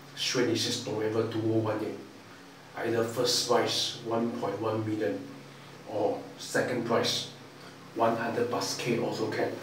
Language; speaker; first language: English; non-native, local second language; Chinese